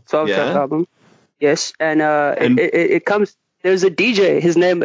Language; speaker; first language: English; non-native, local second language; Zulu